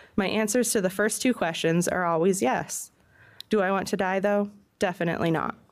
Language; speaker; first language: English; native; English